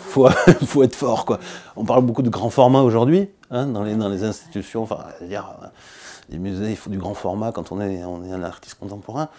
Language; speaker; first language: French; native; French